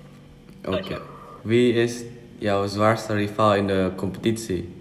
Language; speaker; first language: Dutch; non-native, fluent; Indonesian